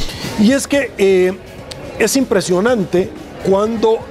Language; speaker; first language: Spanish; native; Spanish